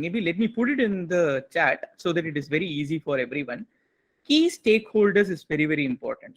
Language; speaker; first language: English; non-native, local second language; Tamil